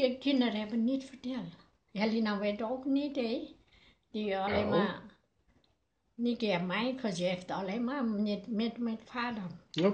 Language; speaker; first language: Dutch; non-native, learner; Nepali